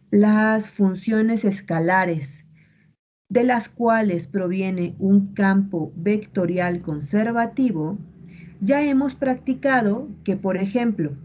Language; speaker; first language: Spanish; native; Spanish